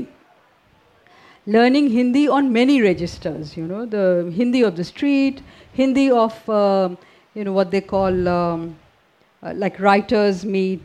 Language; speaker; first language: English; non-native, local second language; Hindi